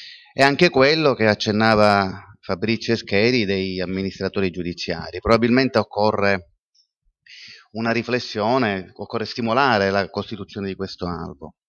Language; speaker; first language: Italian; native; Italian